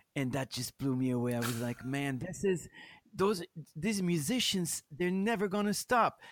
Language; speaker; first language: English; non-native, fluent; French